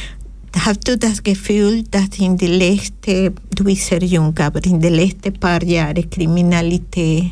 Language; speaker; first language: German; non-native, learner; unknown